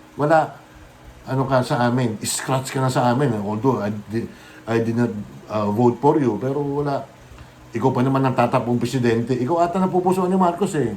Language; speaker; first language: Filipino; non-native, local second language; Bikol